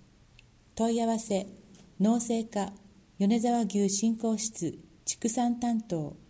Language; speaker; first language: Japanese; native; Japanese